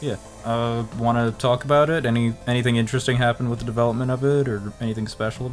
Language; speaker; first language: English; native; English